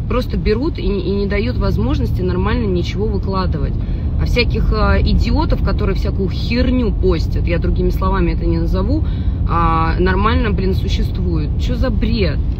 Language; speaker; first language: Russian; native; Russian